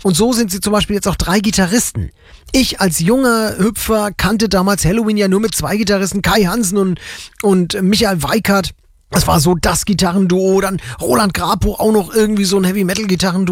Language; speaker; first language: German; native; German